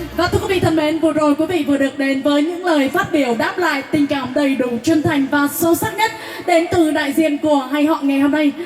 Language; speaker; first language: Vietnamese; non-native, local second language; Jarai